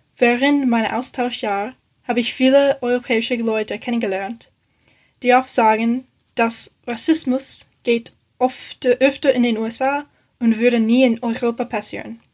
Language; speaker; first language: German; non-native, learner; English